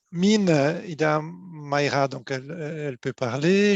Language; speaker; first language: French; non-native, fluent; Portuguese